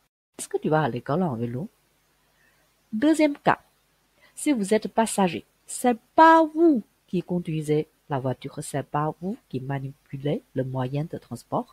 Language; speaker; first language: French; non-native, fluent; Chinese